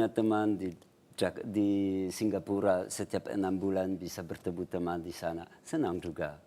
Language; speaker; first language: Indonesian; non-native, fluent; French